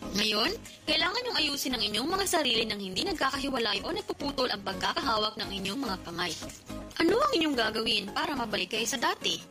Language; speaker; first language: Filipino; non-native, local second language; Hiligaynon